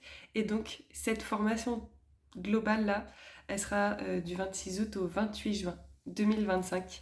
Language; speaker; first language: French; native; French